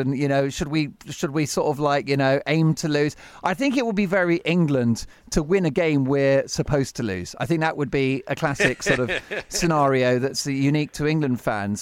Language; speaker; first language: English; native; English